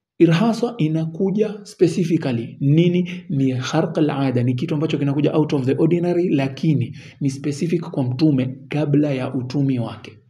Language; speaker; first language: Swahili; native; Swahili